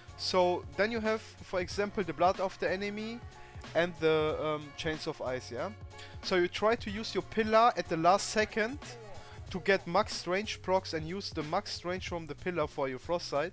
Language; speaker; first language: English; non-native, fluent; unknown